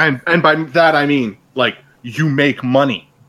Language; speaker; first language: English; native; English